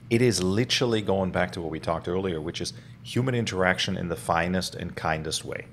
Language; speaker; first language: English; non-native, fluent; German